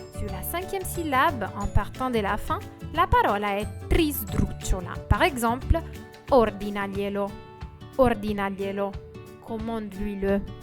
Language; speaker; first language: French; non-native, fluent; Italian